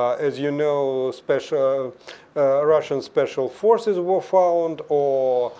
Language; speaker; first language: English; non-native, fluent; Russian